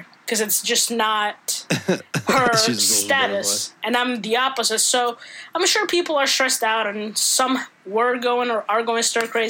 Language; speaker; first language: English; non-native, fluent; Italian